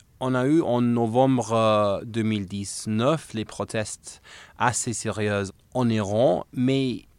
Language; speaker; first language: French; non-native, fluent; English